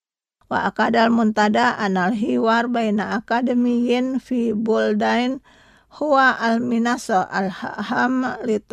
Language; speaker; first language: Arabic; non-native, fluent; Indonesian